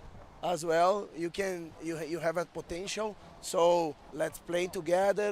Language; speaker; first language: English; non-native, fluent; Portuguese